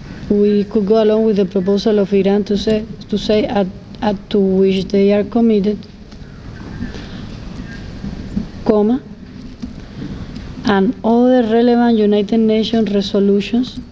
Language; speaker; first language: English; non-native, fluent; Spanish